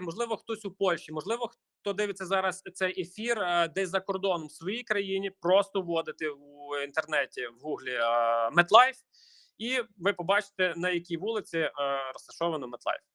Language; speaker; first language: Ukrainian; native; Ukrainian